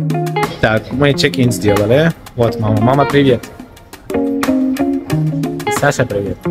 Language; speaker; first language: Russian; non-native, learner; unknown